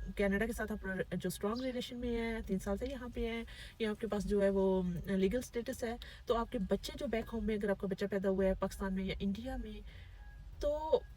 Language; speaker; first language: Urdu; native; Urdu